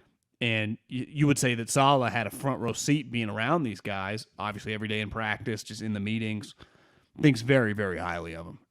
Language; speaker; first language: English; native; English